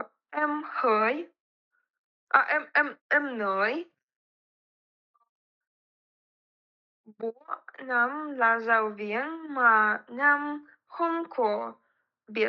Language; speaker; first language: Vietnamese; non-native, learner; Russian